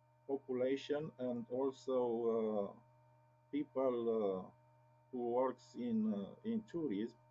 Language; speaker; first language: English; non-native, learner; Romanian